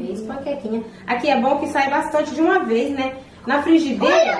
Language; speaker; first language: Portuguese; native; Portuguese